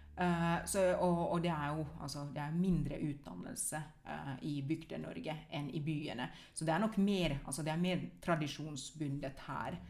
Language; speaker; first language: Norwegian; non-native, fluent; Finnish